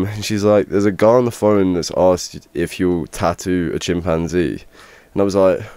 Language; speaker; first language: English; native; English